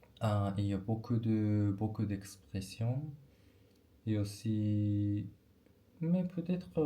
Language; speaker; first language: French; non-native, learner; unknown